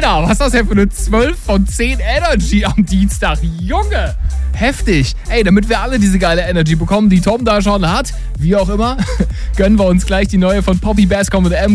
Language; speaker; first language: German; native; German